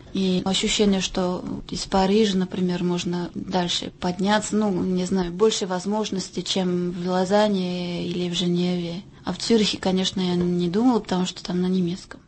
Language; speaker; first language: Russian; non-native, fluent; French